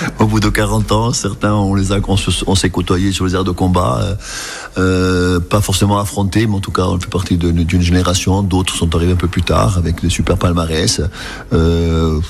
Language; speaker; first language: French; native; French